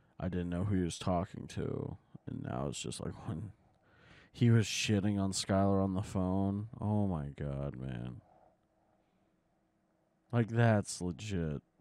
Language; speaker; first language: English; native; English